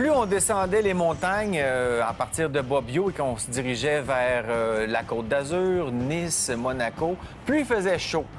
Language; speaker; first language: French; native; French